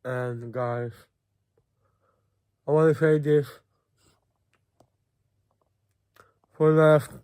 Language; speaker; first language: English; non-native, fluent; Swedish